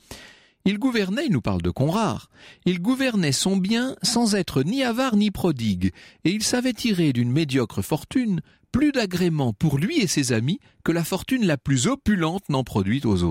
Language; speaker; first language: French; native; French